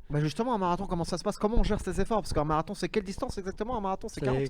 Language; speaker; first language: French; native; French